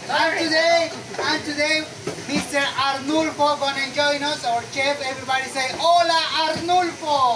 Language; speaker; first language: English; non-native, fluent; Spanish